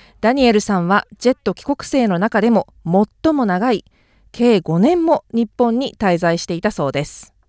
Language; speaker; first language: Japanese; native; Japanese